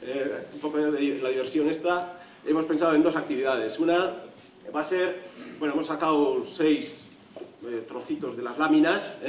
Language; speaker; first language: Spanish; native; Spanish